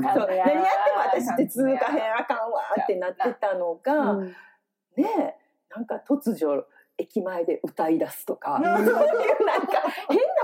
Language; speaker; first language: Japanese; native; Japanese